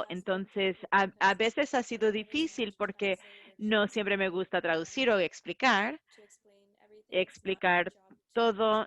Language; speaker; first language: Spanish; non-native, fluent; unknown